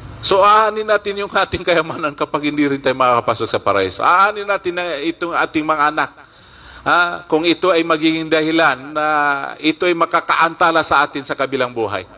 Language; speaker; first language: Filipino; non-native, local second language; Maguindanaon